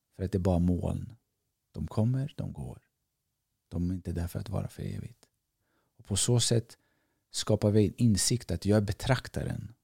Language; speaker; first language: Swedish; early bilingual, other home language; Greek